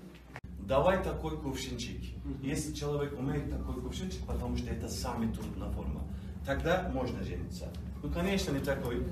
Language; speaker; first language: Russian; non-native, learner; Turkish